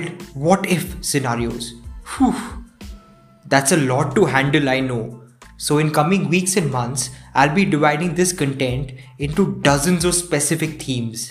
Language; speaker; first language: English; non-native, local second language; Hindi